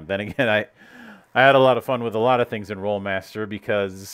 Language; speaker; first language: English; native; English